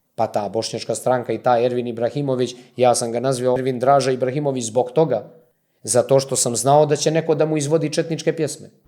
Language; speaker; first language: Bosnian; non-native, local second language; Albanian